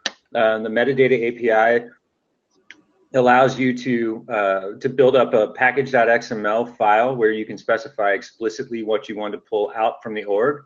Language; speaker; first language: English; native; English